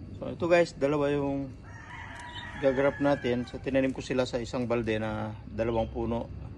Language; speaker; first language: Filipino; native; Filipino